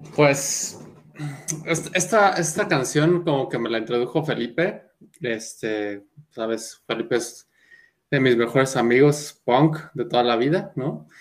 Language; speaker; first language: Spanish; native; Spanish